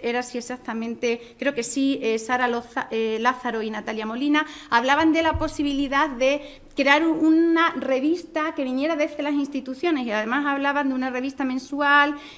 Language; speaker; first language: Spanish; native; Spanish